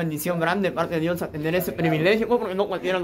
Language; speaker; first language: Spanish; native; Spanish